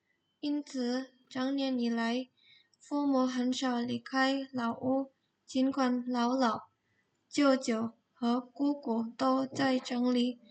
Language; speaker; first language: Chinese; non-native, learner; Indonesian